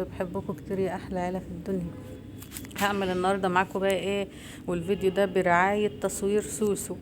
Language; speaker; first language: Arabic; native; Arabic